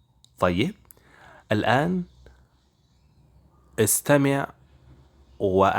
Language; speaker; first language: Arabic; non-native, fluent; Indonesian